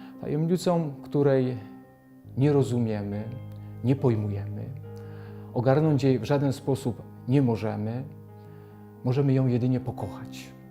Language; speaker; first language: Polish; native; Polish